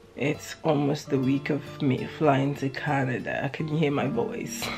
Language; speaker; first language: English; non-native, local second language; Yoruba